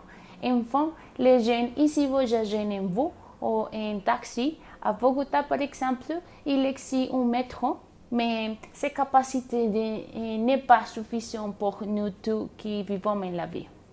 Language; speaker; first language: French; non-native, learner; Spanish